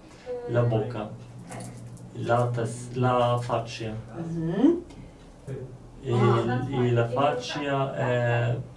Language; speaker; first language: Italian; non-native, learner; Polish